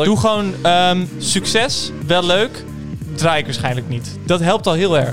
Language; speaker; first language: Dutch; native; Dutch